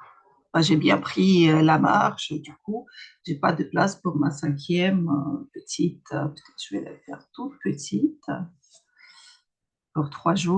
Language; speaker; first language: French; non-native, fluent; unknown